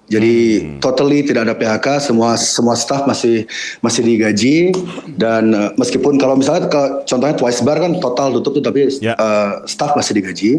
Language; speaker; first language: Indonesian; native; Indonesian